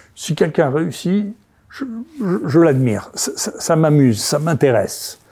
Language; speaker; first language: French; native; French